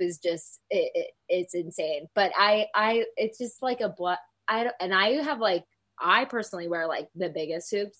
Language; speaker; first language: English; native; English